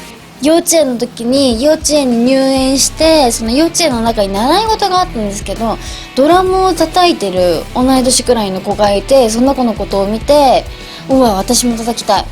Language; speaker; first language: Japanese; native; Japanese